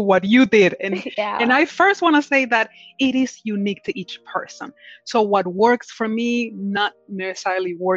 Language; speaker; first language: English; non-native, fluent; Spanish